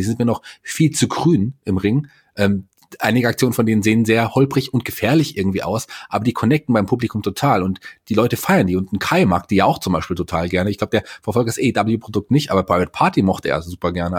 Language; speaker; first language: German; native; German